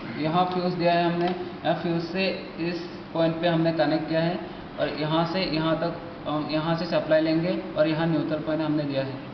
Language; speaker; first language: Hindi; non-native, local second language; Assamese